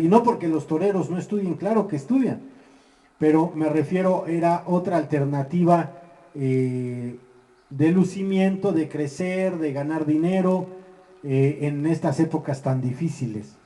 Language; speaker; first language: Spanish; native; Spanish